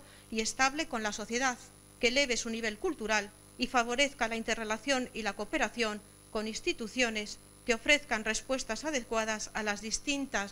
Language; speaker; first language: Spanish; native; Spanish